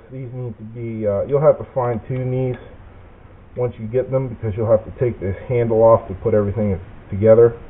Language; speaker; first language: English; native; English